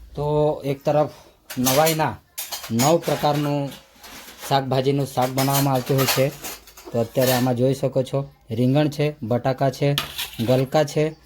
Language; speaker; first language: Gujarati; non-native, local second language; Vasavi